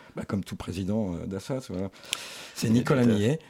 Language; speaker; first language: French; native; French